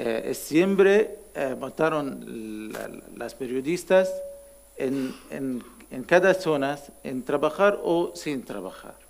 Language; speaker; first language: Spanish; non-native, learner; Arabic